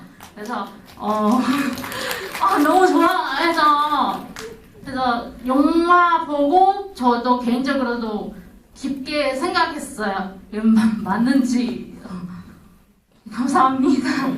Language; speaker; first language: Korean; non-native, learner; Chinese